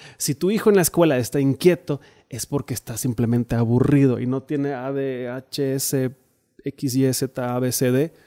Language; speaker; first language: Spanish; non-native, fluent; German